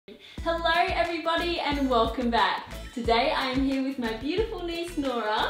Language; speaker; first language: English; native; English